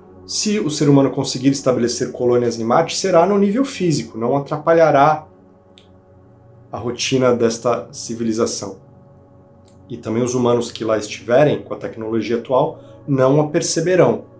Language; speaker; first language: Portuguese; native; Portuguese